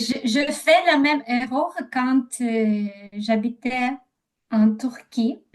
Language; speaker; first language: French; non-native, learner; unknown